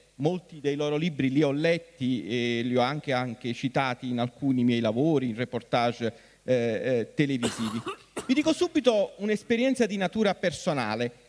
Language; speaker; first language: Italian; native; Italian